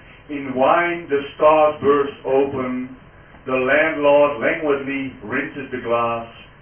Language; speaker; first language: English; non-native, fluent; Dutch